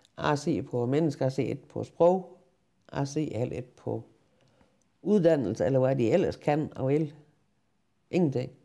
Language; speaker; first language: Danish; native; Danish